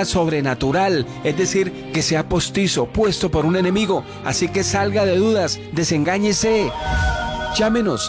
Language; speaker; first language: Spanish; native; Spanish